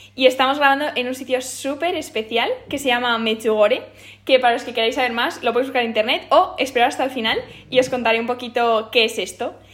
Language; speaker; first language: Spanish; native; Spanish